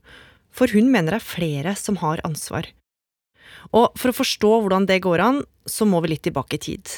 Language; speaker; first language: Norwegian; native; Norwegian